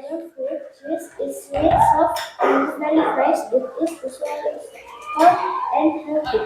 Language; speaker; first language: English; non-native, learner; Indonesian